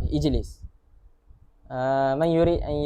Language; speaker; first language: Arabic; non-native, learner; Malay